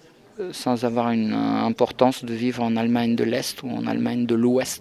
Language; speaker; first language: French; non-native, fluent; Russian